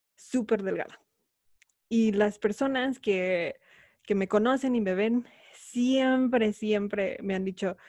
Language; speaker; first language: Spanish; native; Spanish